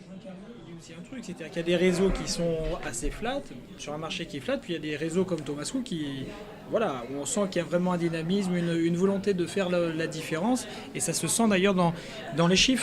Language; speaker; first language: French; native; French